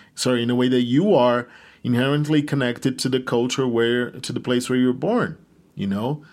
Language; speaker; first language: English; non-native, fluent; Portuguese